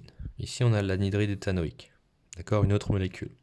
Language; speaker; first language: French; native; French